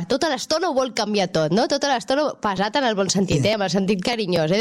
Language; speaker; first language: Catalan; native; Catalan